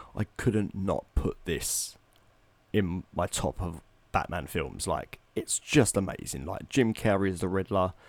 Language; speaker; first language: English; native; English